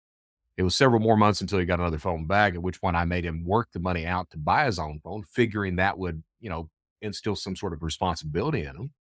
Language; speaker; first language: English; native; English